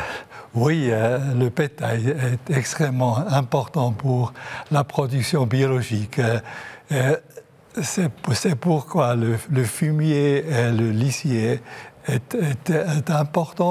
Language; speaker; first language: French; non-native, local second language; German